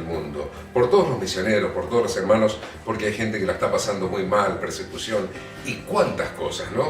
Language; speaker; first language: Spanish; native; Spanish